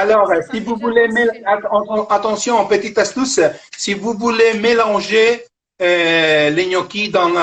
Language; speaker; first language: French; non-native, fluent; Italian